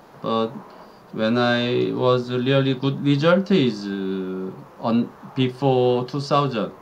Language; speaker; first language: English; non-native, learner; Korean